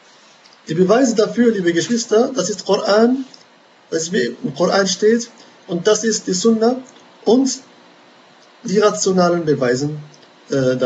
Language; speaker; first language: German; non-native, fluent; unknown